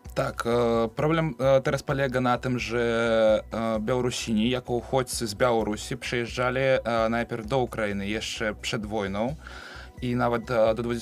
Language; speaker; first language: Ukrainian; non-native, learner; Belarusian